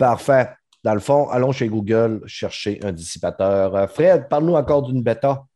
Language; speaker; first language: French; native; French